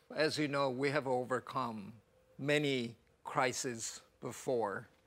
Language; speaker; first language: English; non-native, fluent; Korean